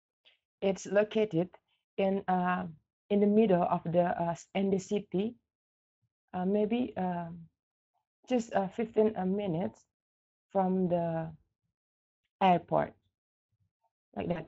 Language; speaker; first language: English; non-native, learner; Indonesian